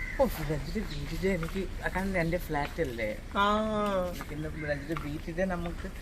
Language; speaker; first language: Malayalam; non-native, learner; Assamese